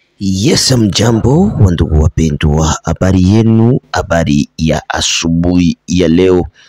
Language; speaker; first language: Swahili; native; Swahili